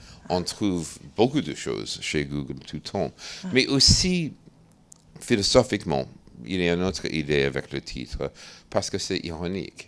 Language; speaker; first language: French; non-native, fluent; English